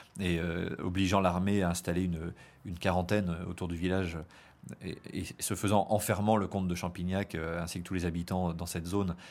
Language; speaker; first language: French; native; French